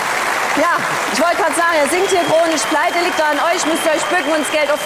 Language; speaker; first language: German; native; German